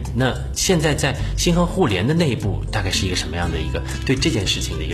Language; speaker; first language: Chinese; native; Chinese